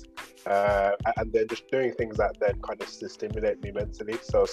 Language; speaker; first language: English; native; English